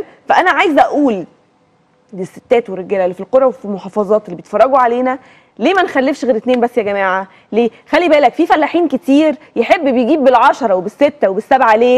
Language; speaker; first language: Arabic; native; Arabic